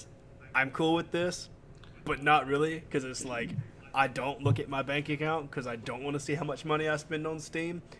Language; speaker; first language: English; native; English